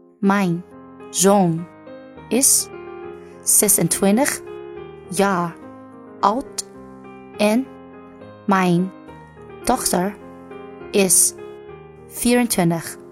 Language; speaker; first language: Dutch; non-native, learner; Chinese